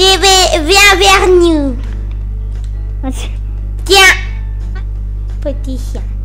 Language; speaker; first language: French; native; French